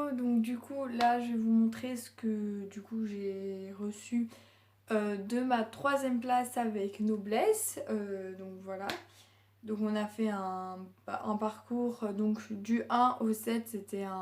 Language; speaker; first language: French; native; French